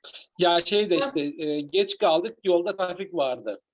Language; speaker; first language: Turkish; native; Turkish